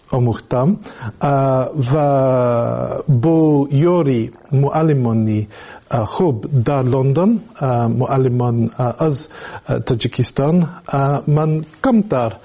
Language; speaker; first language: Tajik; non-native, learner; English